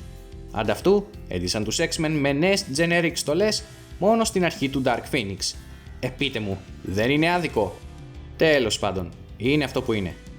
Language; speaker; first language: Greek; native; Greek